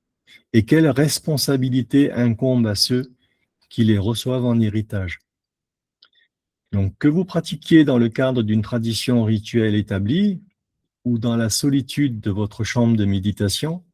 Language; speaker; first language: French; native; French